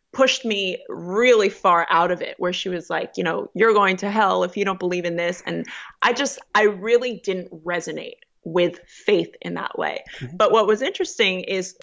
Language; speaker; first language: English; native; English